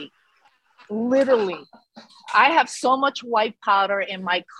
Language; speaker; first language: English; non-native, fluent; Spanish